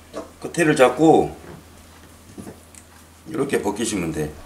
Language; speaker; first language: Korean; native; Korean